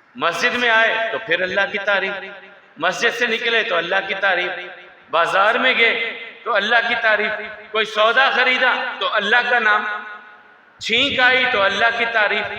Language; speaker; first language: Urdu; non-native, local second language; Punjabi